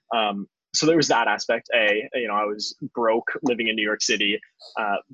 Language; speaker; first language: English; native; English